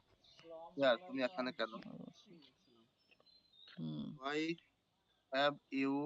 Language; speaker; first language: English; non-native, learner; Bangla